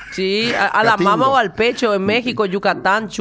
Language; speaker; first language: Spanish; native; Spanish